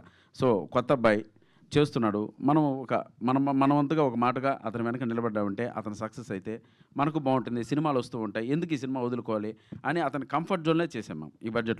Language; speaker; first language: Telugu; native; Telugu